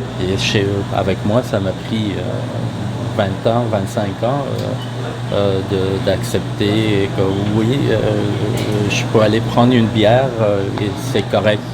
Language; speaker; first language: French; non-native, fluent; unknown